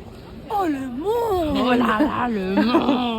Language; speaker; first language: French; native; French